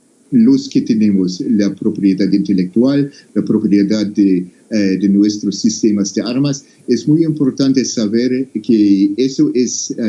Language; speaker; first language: Spanish; non-native, fluent; English